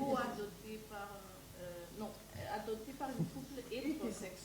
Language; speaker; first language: French; non-native, fluent; Portuguese